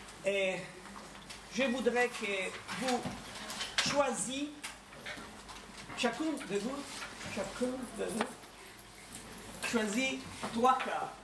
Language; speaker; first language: French; non-native, fluent; Italian